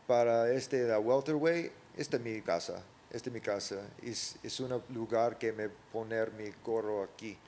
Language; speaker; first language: Spanish; early bilingual, other home language; English